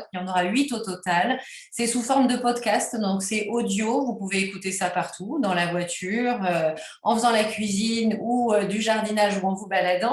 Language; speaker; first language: French; native; French